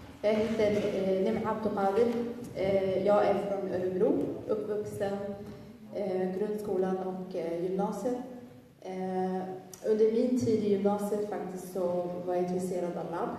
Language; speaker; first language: Swedish; early bilingual, other home language; Somali